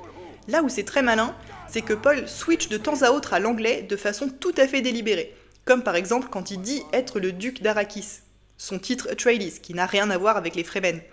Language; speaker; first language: French; native; French